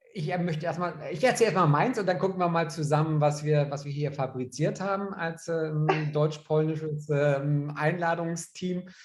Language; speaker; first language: German; native; German